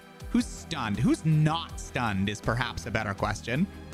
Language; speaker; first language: English; native; English